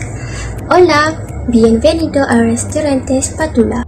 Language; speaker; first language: Spanish; non-native, learner; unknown